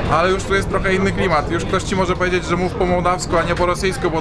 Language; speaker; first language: Polish; native; Polish